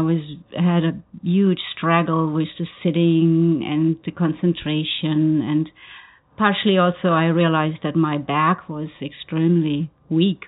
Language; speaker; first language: English; non-native, fluent; German